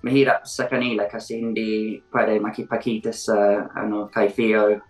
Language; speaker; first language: Filipino; non-native, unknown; English